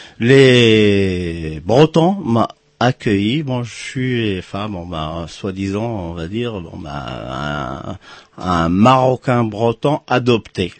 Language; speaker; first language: French; non-native, local second language; Arabic